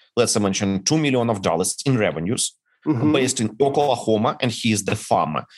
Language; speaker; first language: English; non-native, fluent; Ukrainian